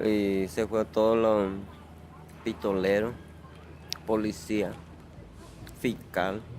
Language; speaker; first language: Spanish; non-native, local second language; Guarani